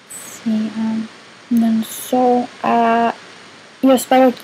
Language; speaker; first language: Italian; non-native, learner; English